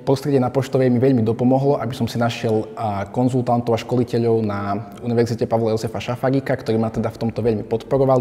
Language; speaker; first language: Slovak; native; Slovak